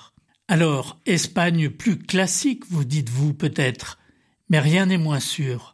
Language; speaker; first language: French; native; French